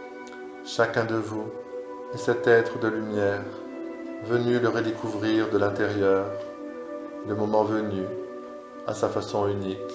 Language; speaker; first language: French; native; French